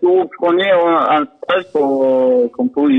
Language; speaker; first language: French; non-native, learner; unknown